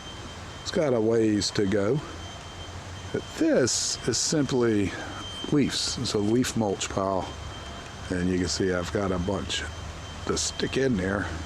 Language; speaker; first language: English; native; English